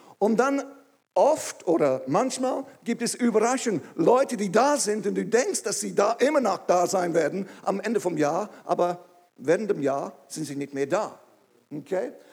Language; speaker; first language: German; non-native, fluent; English